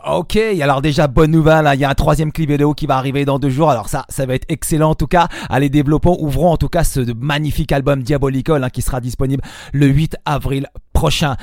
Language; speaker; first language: French; native; French